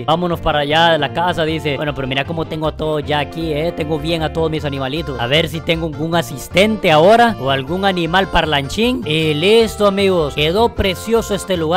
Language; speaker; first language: Spanish; native; Spanish